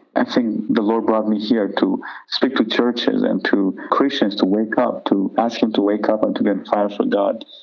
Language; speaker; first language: English; non-native, fluent; Persian